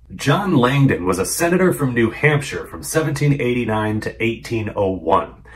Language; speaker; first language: English; native; English